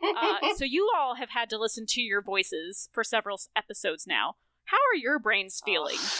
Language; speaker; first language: English; native; English